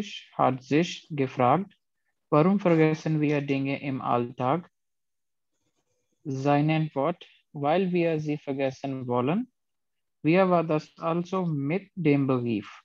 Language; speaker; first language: German; non-native, learner; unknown